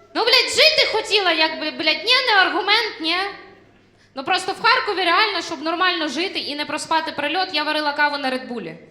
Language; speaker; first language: Ukrainian; non-native, local second language; Russian